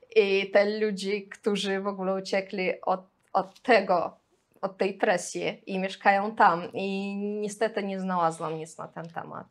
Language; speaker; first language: Polish; non-native, fluent; Russian